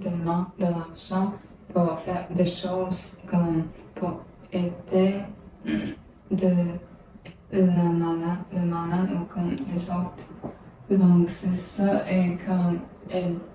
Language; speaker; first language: French; non-native, learner; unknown